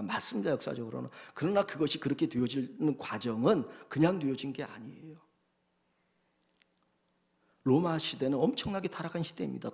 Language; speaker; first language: Korean; native; Korean